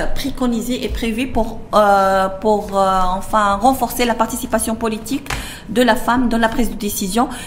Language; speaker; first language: French; non-native, local second language; Arabic